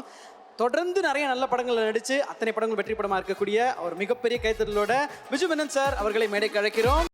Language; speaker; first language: Tamil; native; Tamil